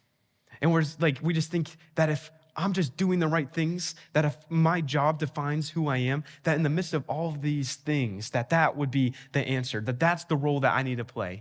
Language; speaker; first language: English; native; English